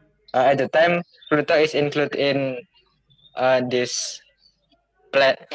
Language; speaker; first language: English; non-native, learner; Indonesian